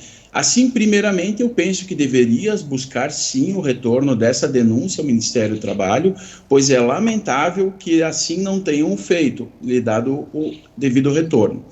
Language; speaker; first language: Portuguese; native; Portuguese